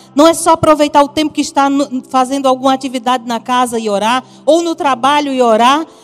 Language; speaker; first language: Portuguese; native; Portuguese